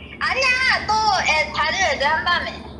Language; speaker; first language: Korean; non-native, fluent; Thai